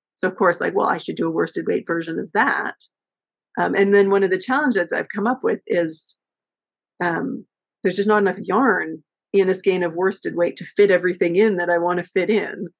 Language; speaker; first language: English; native; English